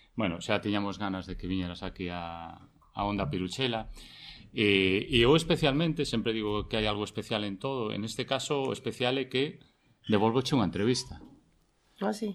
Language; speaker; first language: Galician; native; Galician